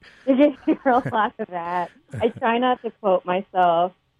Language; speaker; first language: English; early bilingual, other home language; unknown